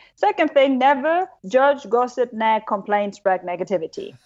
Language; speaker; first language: English; non-native, fluent; German